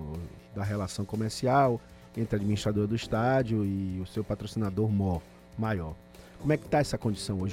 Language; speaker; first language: Portuguese; native; Portuguese